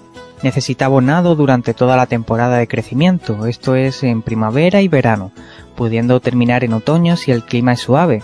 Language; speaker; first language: Spanish; native; Spanish